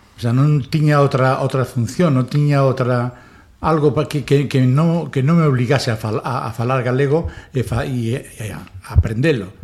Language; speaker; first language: Galician; non-native, local second language; Spanish